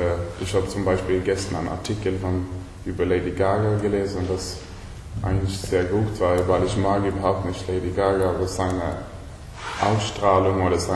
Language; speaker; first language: German; non-native, learner; Swedish